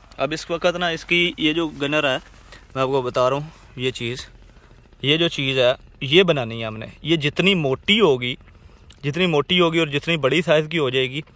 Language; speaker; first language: Urdu; non-native, local second language; Punjabi